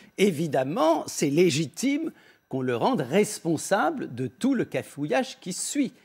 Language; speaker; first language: French; native; French